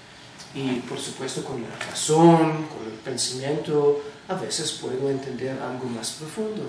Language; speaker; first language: Spanish; non-native, fluent; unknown